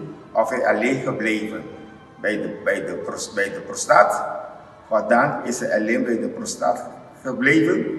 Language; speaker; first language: Dutch; non-native, learner; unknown